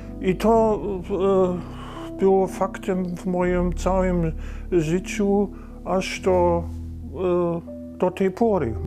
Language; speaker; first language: Polish; non-native, fluent; German